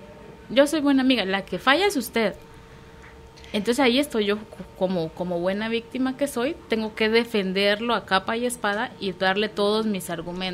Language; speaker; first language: Spanish; native; Spanish